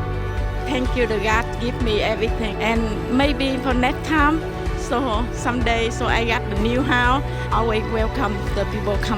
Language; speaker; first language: English; non-native, learner; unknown